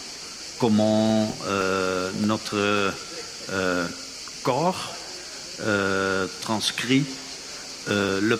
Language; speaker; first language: French; non-native, fluent; Dutch